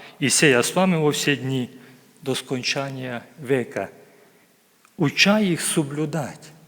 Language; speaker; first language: Ukrainian; native; Ukrainian